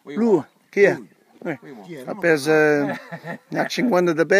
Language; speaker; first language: Italian; early bilingual, heritage; English